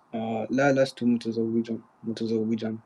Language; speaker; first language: Arabic; non-native, learner; English